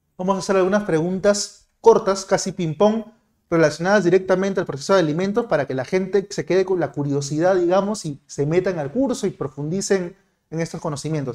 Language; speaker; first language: Spanish; native; Spanish